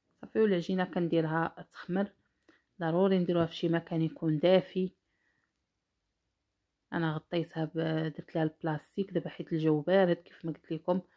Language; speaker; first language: Arabic; native; Arabic